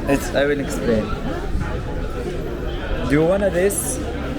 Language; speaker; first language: English; non-native, learner; Arabic